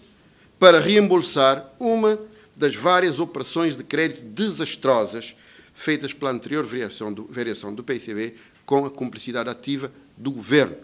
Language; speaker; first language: Portuguese; native; Portuguese